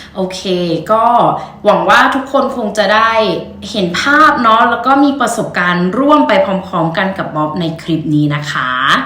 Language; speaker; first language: Thai; native; Thai